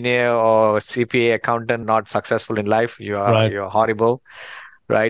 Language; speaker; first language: English; non-native, local second language; Tamil